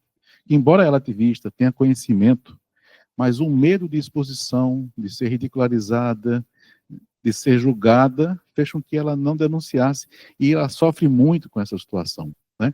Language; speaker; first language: Portuguese; native; Portuguese